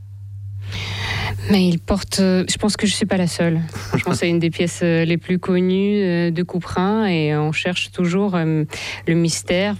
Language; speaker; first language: French; non-native, fluent; Russian